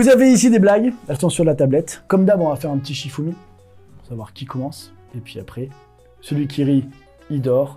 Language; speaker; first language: French; native; French